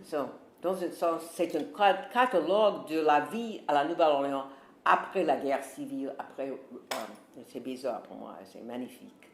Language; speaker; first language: French; non-native, fluent; English